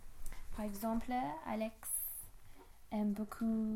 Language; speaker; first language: French; non-native, learner; English